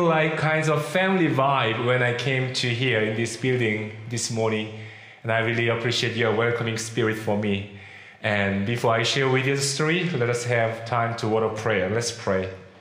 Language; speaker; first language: English; non-native, fluent; Korean